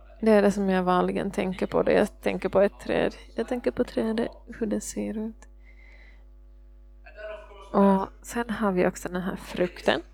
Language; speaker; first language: Swedish; non-native, fluent; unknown